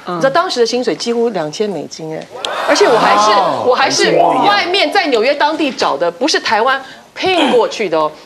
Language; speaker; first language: Chinese; native; Chinese